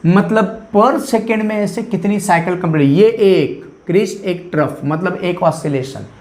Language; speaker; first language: Hindi; non-native, local second language; Marathi